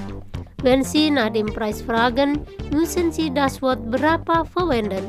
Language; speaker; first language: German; non-native, fluent; Indonesian